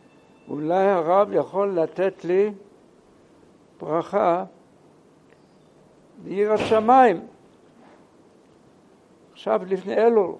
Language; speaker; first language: Hebrew; non-native, fluent; English